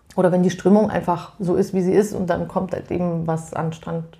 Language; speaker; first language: German; native; German